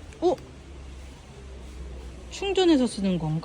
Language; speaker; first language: Korean; native; Korean